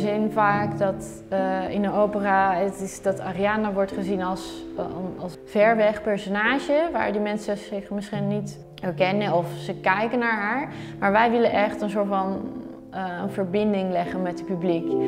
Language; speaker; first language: Dutch; non-native, fluent; Italian